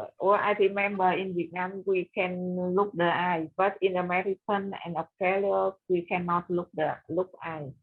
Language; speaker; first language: English; non-native, learner; Vietnamese